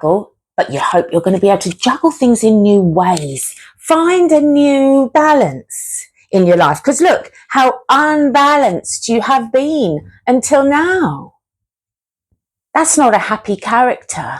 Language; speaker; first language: English; native; English